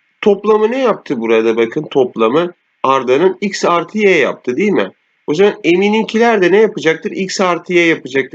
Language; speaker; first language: Turkish; native; Turkish